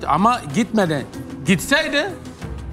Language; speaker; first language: Turkish; non-native, learner; French